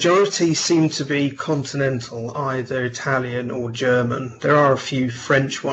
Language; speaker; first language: English; native; English